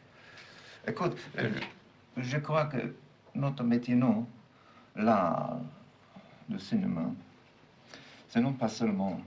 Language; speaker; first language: French; non-native, fluent; German